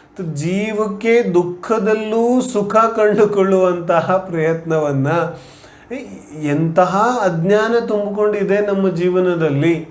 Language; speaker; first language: Kannada; non-native, local second language; Hindi